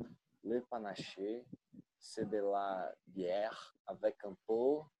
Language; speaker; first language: French; non-native, learner; Portuguese